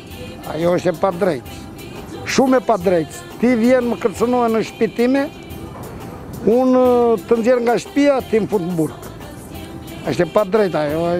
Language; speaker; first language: Albanian; native; Albanian